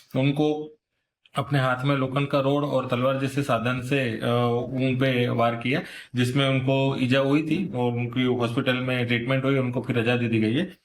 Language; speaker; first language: Hindi; non-native, local second language; Gujarati